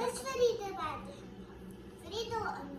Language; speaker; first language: Arabic; early bilingual, other home language; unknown